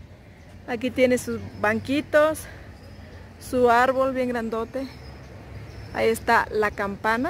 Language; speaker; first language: Spanish; native; Spanish